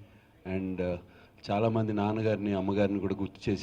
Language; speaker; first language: Telugu; native; Telugu